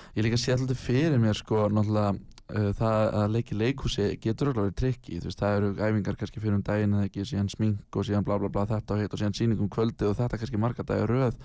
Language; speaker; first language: Icelandic; native; Icelandic